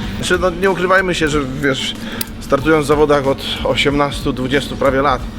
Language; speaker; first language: Polish; native; Polish